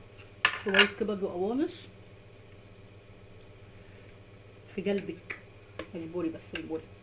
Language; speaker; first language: Arabic; native; Arabic